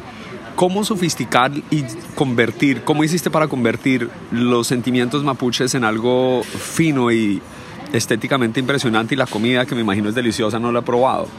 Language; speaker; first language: Spanish; native; Spanish